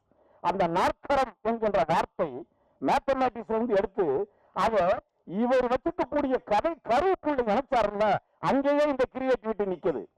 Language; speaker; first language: Tamil; native; Tamil